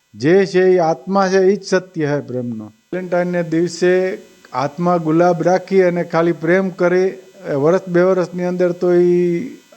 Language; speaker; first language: Gujarati; native; Gujarati